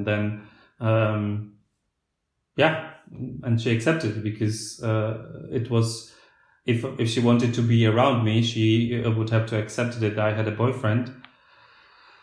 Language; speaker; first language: English; non-native, fluent; Slovak